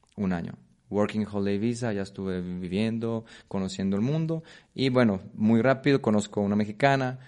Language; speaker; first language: Spanish; non-native, fluent; Polish